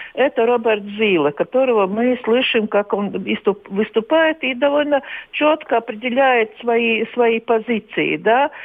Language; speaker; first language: Russian; non-native, local second language; Latvian